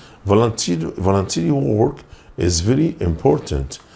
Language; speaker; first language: English; non-native, fluent; Arabic